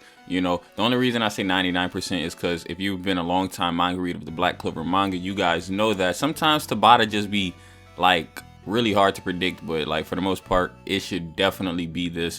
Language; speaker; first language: English; native; English